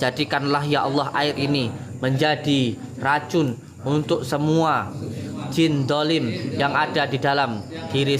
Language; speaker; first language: Indonesian; non-native, local second language; Javanese